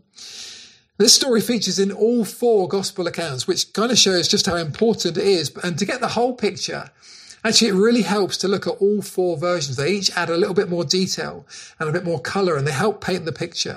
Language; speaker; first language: English; native; English